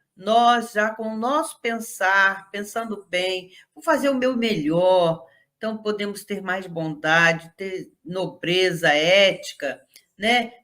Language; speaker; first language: Portuguese; native; Portuguese